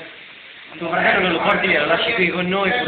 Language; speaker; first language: Italian; native; Italian